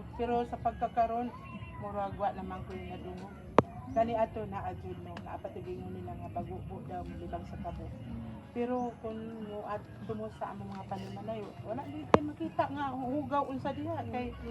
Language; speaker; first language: Cebuano; non-native, local second language; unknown